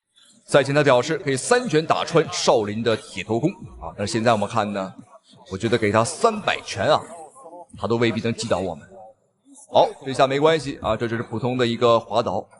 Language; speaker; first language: Chinese; native; Chinese